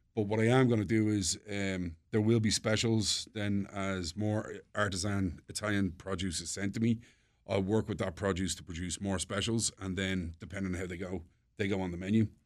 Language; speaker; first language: English; native; English